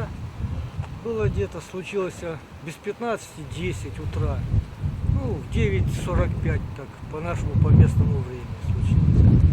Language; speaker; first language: Russian; native; Russian